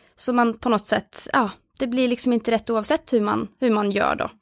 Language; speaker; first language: Swedish; non-native, fluent; Norwegian